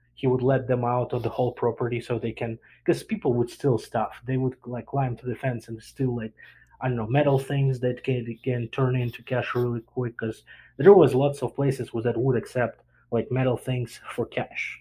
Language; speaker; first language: English; non-native, fluent; Ukrainian